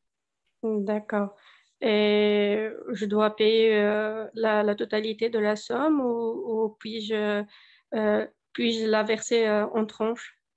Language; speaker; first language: French; non-native, learner; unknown